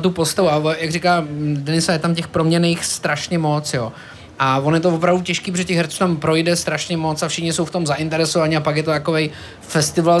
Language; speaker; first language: Czech; native; Czech